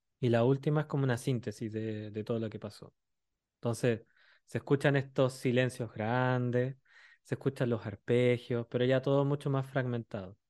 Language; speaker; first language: Spanish; native; Spanish